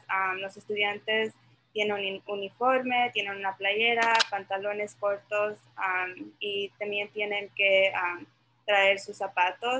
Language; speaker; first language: Spanish; early bilingual, other home language; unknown